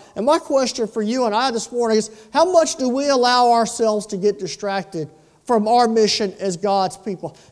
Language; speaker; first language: English; native; English